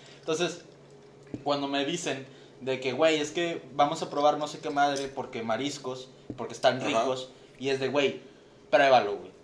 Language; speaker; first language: Spanish; native; Spanish